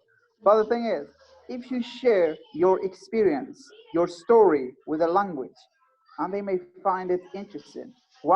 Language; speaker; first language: English; non-native, fluent; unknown